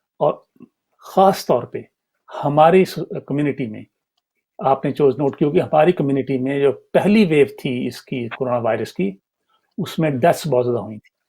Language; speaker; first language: Urdu; native; Urdu